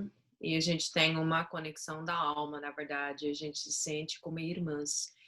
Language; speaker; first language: Portuguese; non-native, fluent; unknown